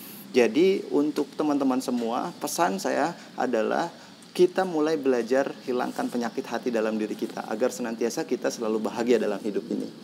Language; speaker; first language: Indonesian; native; Indonesian